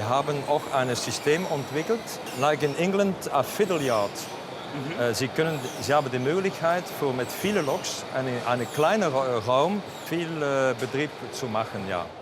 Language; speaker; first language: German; non-native, learner; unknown